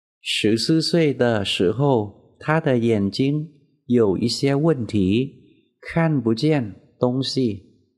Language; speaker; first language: Chinese; non-native, fluent; Vietnamese